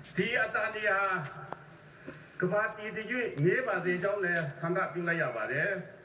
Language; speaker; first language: Burmese; non-native, local second language; Hakha Chin